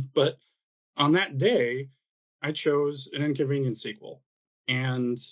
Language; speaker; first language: English; native; English